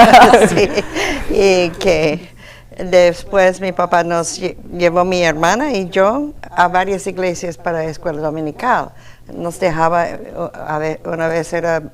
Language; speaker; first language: Spanish; non-native, fluent; English